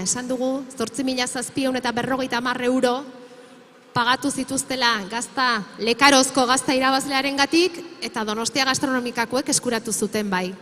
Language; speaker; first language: Basque; native; Basque